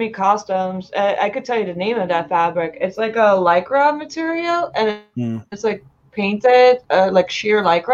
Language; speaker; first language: English; non-native, fluent; Uzbek